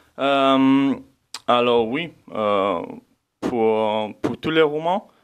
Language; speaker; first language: French; non-native, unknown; Romanian